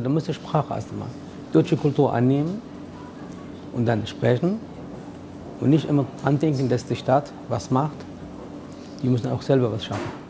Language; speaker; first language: German; non-native, learner; Arabic